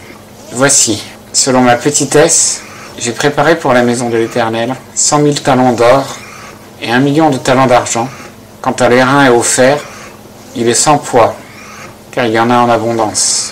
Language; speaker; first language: French; native; French